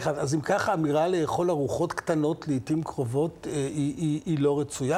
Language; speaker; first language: Hebrew; native; Hebrew